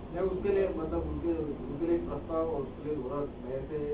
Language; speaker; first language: Hindi; non-native, local second language; Marathi